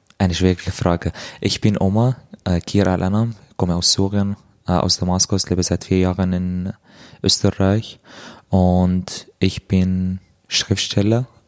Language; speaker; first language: German; non-native, fluent; Arabic